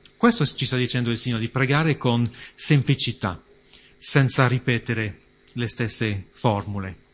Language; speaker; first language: Italian; non-native, fluent; French